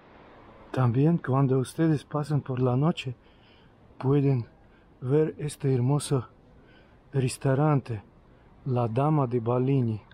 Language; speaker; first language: Spanish; non-native, fluent; Russian